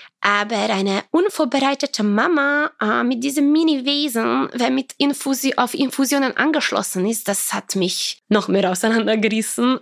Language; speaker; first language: German; non-native, fluent; Croatian